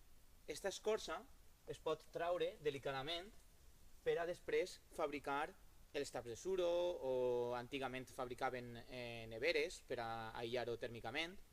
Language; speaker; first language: Catalan; native; Catalan